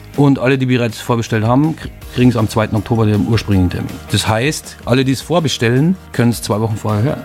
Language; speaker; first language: German; native; German